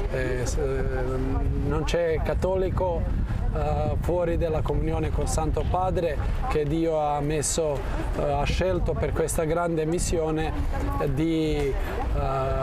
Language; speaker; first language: Italian; non-native, fluent; Croatian